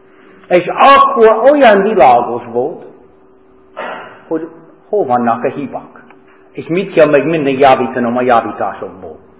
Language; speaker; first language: Hungarian; non-native, fluent; English